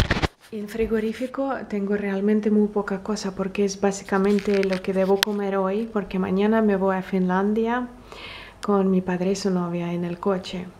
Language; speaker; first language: Spanish; non-native, fluent; Russian